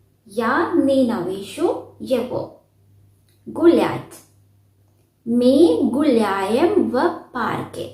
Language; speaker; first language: Russian; non-native, fluent; Sinhala